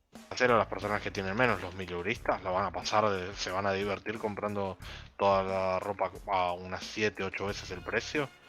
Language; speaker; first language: Spanish; native; Spanish